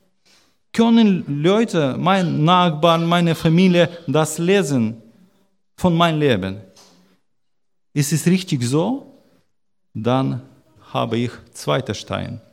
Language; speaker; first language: German; non-native, learner; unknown